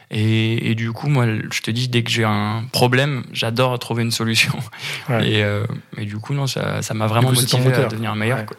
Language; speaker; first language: French; native; French